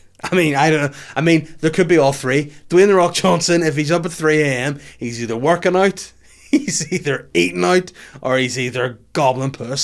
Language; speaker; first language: English; native; English